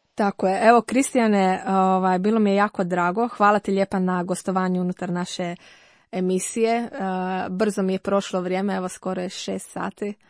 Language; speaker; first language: Croatian; native; Croatian